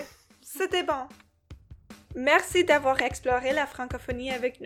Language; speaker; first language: French; non-native, local second language; English